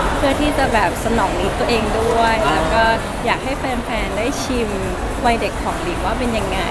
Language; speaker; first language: Thai; non-native, fluent; Cantonese